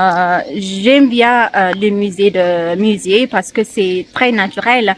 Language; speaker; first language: French; non-native, learner; Amharic